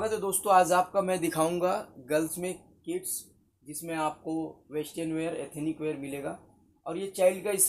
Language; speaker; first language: Hindi; native; Hindi